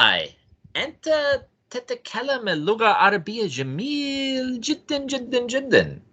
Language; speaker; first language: Arabic; non-native, fluent; English